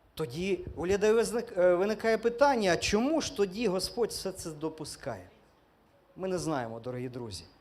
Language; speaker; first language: Ukrainian; non-native, local second language; Russian